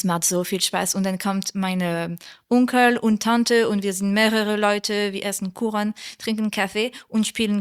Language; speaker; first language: German; non-native, learner; French